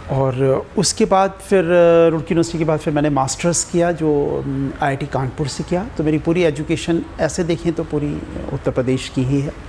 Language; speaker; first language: Hindi; native; Hindi